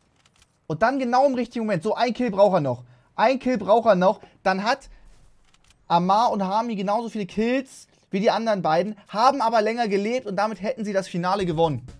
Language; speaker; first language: German; native; German